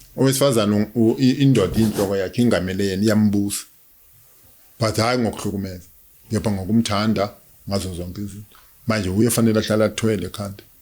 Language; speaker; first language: Zulu; native; Zulu